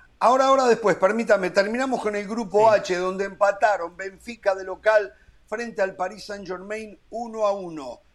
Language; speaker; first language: Spanish; native; Spanish